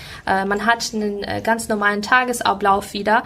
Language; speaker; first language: German; non-native, fluent; Ukrainian